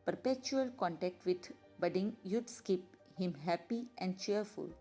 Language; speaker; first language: English; non-native, local second language; Gujarati